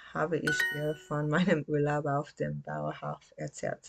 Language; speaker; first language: German; non-native, learner; English